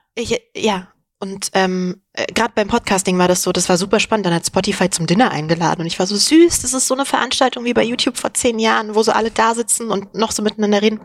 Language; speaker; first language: German; early bilingual, other home language; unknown